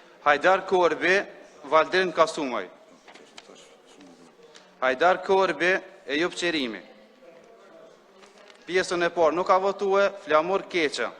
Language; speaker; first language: Albanian; native; Albanian